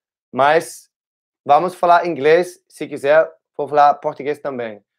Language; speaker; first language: Portuguese; non-native, learner; Dutch